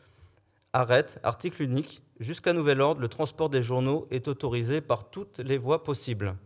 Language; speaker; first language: French; native; French